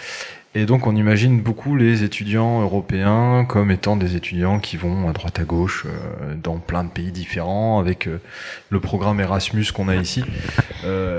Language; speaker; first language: French; native; French